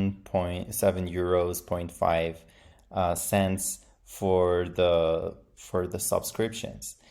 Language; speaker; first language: English; non-native, fluent; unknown